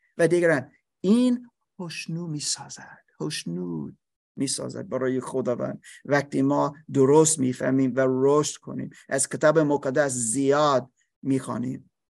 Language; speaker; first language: Persian; non-native, learner; English